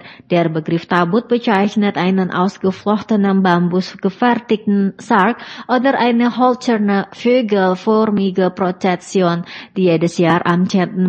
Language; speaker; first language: German; non-native, learner; Indonesian